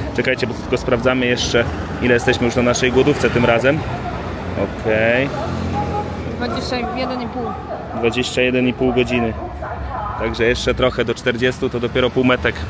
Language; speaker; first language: Polish; native; Polish